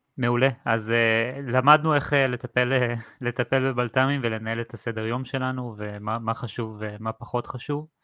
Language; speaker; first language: Hebrew; native; Hebrew